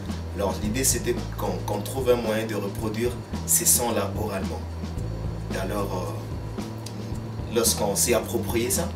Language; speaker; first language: French; non-native, local second language; Lingala